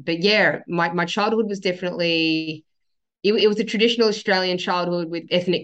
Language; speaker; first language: English; native; English